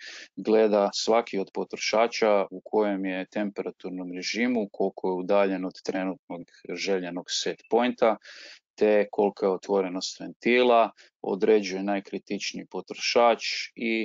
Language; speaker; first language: Serbian; native; Serbian